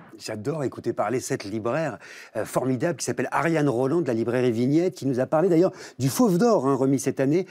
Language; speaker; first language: French; native; French